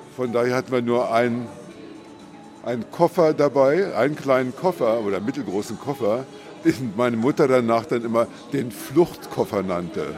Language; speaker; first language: German; native; German